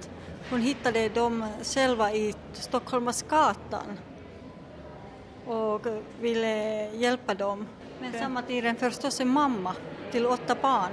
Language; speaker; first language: Swedish; non-native, learner; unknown